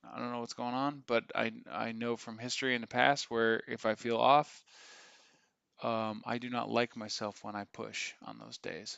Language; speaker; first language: English; native; English